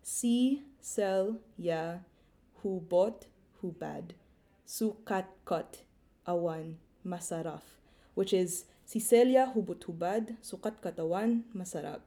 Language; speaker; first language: English; non-native, local second language; Filipino